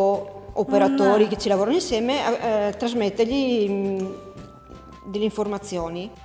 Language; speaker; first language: Italian; native; Italian